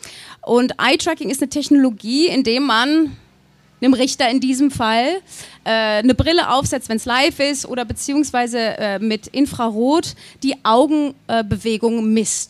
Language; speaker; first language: German; native; German